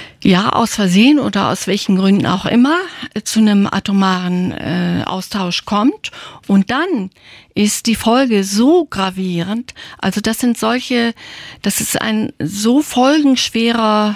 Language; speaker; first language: German; native; German